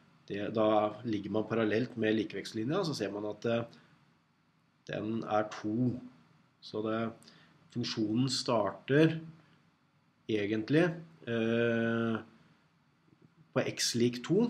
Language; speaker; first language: Norwegian; native; Norwegian